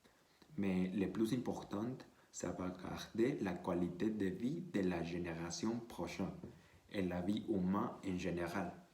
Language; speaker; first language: French; non-native, learner; Spanish